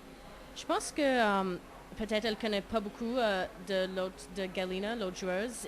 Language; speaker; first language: French; non-native, local second language; English